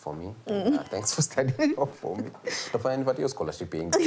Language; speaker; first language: English; non-native, local second language; Swahili